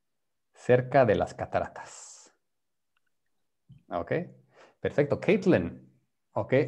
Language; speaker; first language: Spanish; non-native, fluent; English